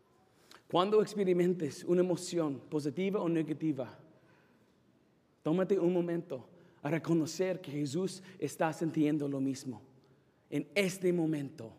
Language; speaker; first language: Spanish; non-native, fluent; English